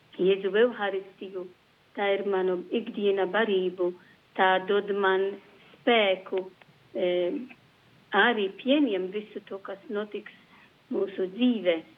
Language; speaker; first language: Latvian; non-native, learner; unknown